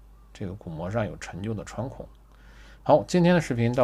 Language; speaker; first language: Chinese; native; Chinese